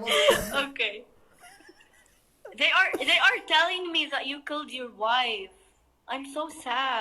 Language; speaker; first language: English; non-native, fluent; Somali